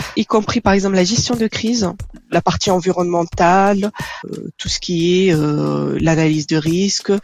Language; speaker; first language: French; non-native, local second language; Arabic